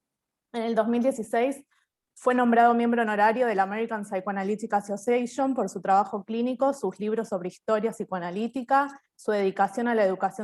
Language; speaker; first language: Spanish; native; Spanish